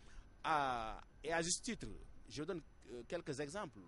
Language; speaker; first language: French; non-native, local second language; Wolof